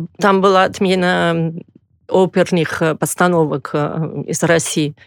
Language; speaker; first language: Russian; non-native, fluent; Catalan